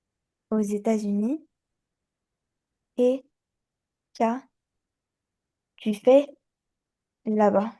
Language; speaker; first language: French; early bilingual, other home language; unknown